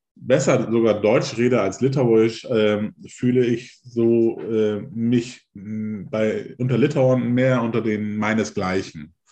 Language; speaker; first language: German; early bilingual, other home language; Lithuanian